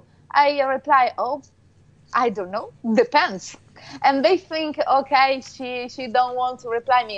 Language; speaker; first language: English; non-native, fluent; Italian